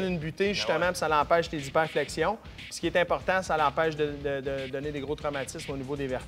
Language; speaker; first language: French; native; French